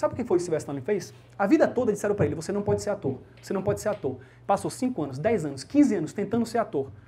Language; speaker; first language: Portuguese; early bilingual, heritage; Portuguese